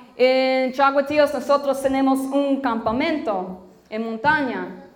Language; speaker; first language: Spanish; non-native, learner; English